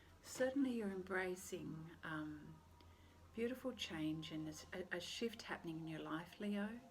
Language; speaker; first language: English; native; English